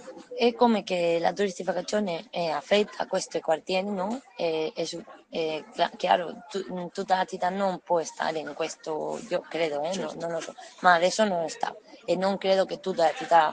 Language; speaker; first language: Italian; non-native, learner; Spanish